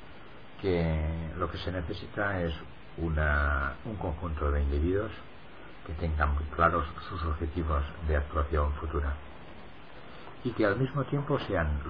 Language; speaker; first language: Spanish; native; Spanish